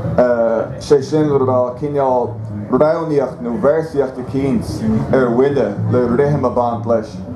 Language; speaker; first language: Irish; native; Irish